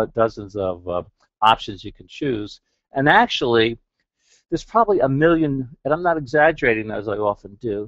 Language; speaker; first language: English; native; English